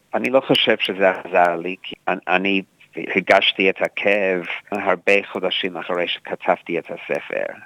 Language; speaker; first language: Hebrew; non-native, fluent; English